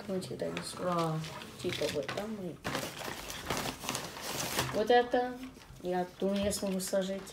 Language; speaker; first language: Russian; early bilingual, heritage; English